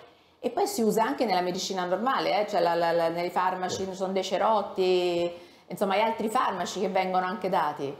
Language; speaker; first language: Italian; native; Italian